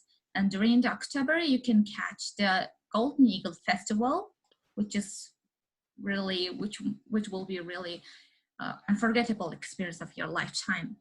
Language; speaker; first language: English; non-native, learner; Mongolian